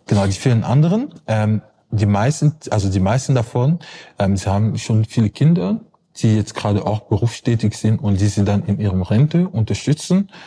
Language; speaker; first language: German; non-native, fluent; French